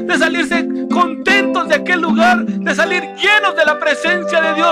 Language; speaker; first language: Spanish; native; Spanish